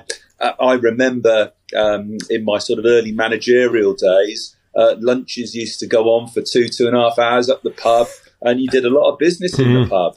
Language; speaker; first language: English; native; English